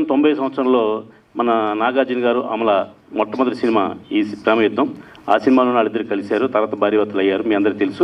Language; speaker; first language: Telugu; native; Telugu